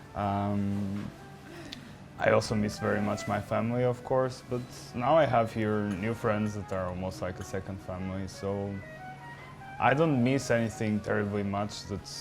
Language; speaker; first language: English; non-native, fluent; Portuguese